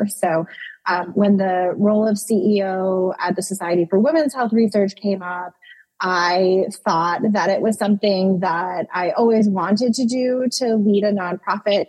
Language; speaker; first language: English; native; English